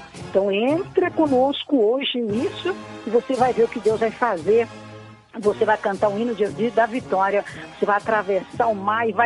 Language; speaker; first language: Portuguese; native; Portuguese